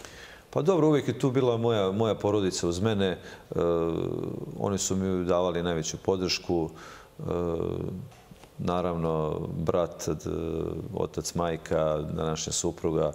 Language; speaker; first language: Serbian; native; Serbian